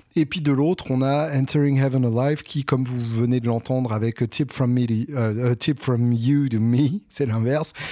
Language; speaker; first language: French; native; French